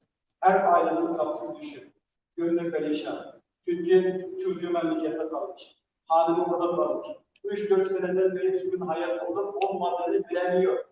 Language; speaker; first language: Turkish; non-native, fluent; Uyghur